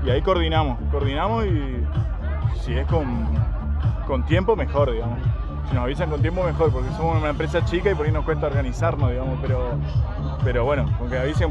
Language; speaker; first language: Spanish; native; Spanish